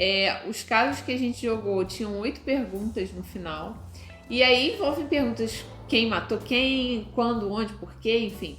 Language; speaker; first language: Portuguese; native; Portuguese